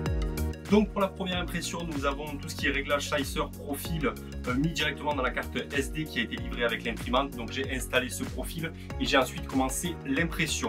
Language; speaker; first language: French; native; French